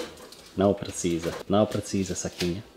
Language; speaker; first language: Portuguese; non-native, learner; English